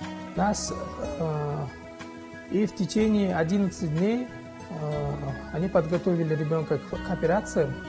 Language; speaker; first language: Russian; non-native, fluent; Uzbek